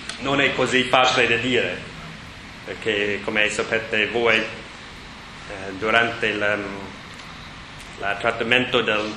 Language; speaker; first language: Italian; non-native, learner; English